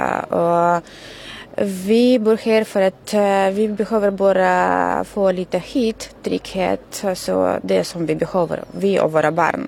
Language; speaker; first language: Swedish; non-native, fluent; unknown